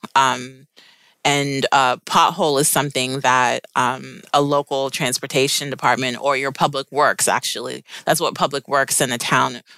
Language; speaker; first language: English; native; English